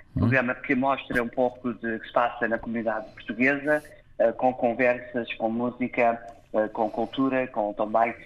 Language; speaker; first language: Portuguese; early bilingual, heritage; English